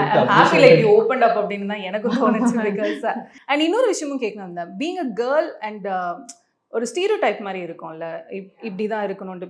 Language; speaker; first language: Tamil; native; Tamil